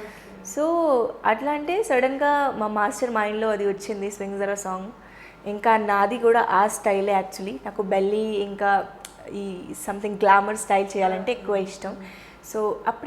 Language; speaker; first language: Telugu; non-native, fluent; Hindi